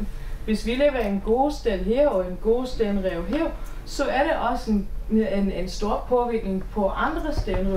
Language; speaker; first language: Danish; non-native, fluent; German